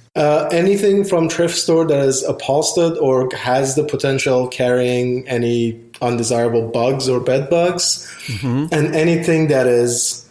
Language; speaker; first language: English; non-native, fluent; Persian